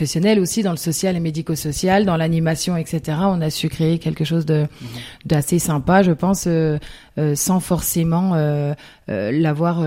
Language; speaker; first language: French; native; French